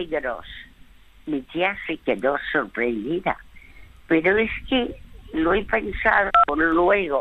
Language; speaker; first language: Spanish; early bilingual, other home language; French